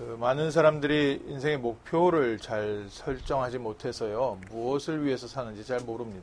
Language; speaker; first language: Korean; native; Korean